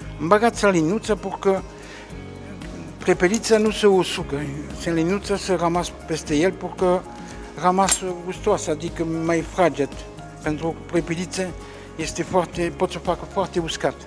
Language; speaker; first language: Romanian; non-native, learner; French